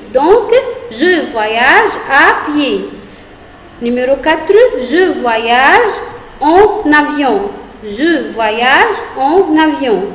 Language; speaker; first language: French; non-native, fluent; Arabic